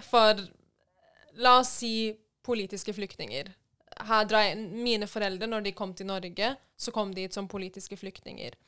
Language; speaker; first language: Norwegian; early bilingual, other home language; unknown